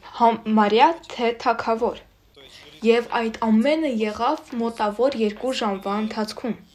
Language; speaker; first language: Armenian; non-native, local second language; Russian